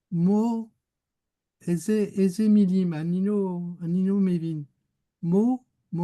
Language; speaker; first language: Hebrew; non-native, learner; French